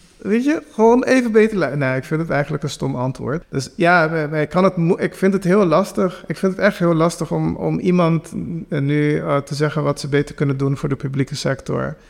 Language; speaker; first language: Dutch; non-native, local second language; Papiamento